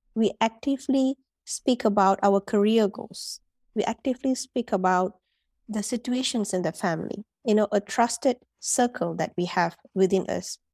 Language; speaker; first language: English; non-native, local second language; Tamil